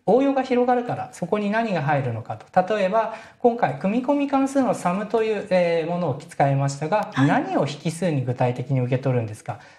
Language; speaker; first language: Japanese; native; Japanese